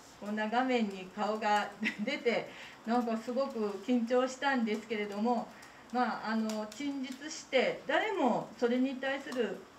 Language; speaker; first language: Japanese; native; Japanese